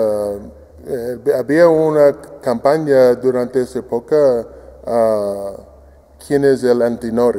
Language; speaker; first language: Spanish; non-native, fluent; English